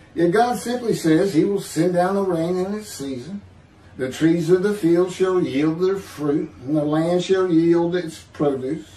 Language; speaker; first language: English; native; English